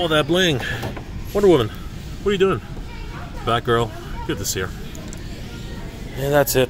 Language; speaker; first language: English; native; English